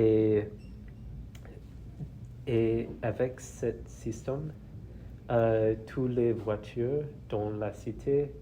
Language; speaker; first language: French; non-native, learner; English